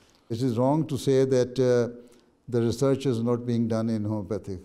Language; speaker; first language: English; non-native, local second language; Urdu